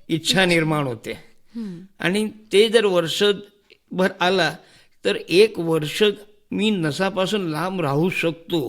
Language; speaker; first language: Marathi; non-native, local second language; Hindi